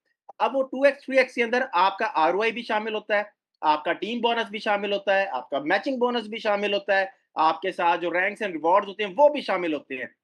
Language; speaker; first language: Hindi; native; Hindi